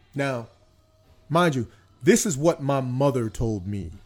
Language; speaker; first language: English; early bilingual, other home language; Korean